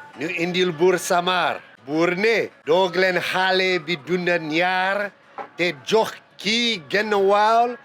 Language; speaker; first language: Wolof; non-native, fluent; English